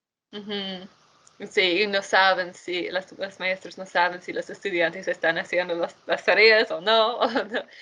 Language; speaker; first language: Spanish; non-native, fluent; English